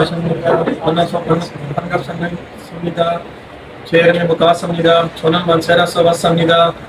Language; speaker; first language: Korean; non-native, learner; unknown